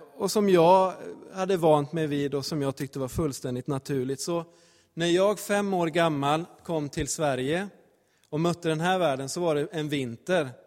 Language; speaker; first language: Swedish; native; Swedish